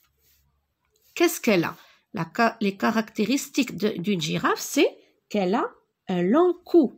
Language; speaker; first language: French; non-native, local second language; Arabic